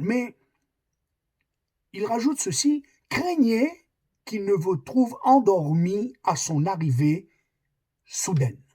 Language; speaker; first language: French; native; French